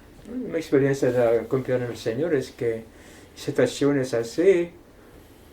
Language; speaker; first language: Spanish; non-native, fluent; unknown